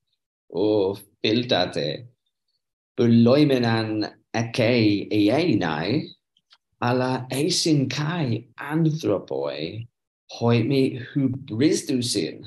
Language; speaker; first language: Greek; non-native, learner; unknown